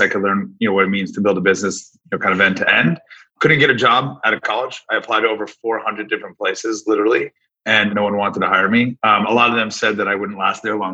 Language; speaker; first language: English; native; English